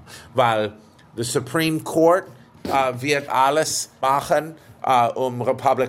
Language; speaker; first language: German; non-native, fluent; English